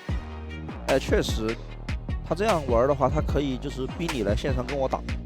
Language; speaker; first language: Chinese; native; Chinese